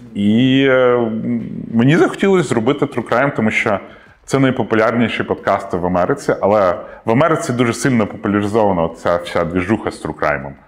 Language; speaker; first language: Ukrainian; non-native, local second language; Russian